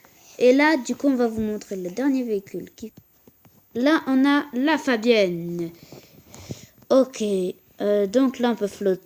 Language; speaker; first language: French; native; French